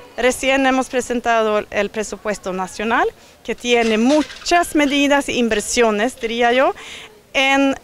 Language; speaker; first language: Spanish; non-native, fluent; Swedish